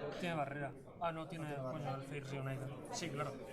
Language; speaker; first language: Spanish; native; Spanish